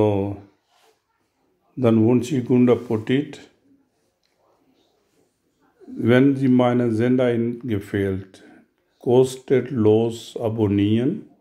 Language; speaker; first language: German; non-native, learner; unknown